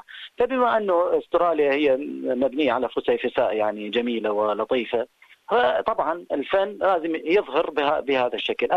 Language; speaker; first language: Arabic; native; Arabic